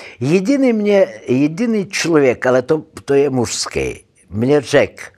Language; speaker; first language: Czech; non-native, learner; Russian